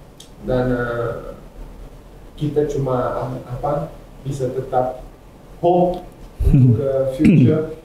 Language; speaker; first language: Indonesian; non-native, fluent; Italian